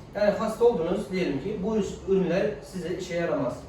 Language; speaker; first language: Turkish; non-native, fluent; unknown